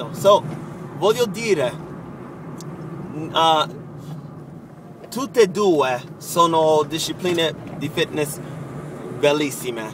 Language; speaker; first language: Italian; non-native, fluent; English